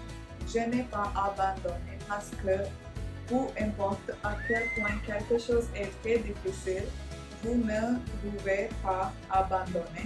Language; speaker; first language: French; non-native, learner; English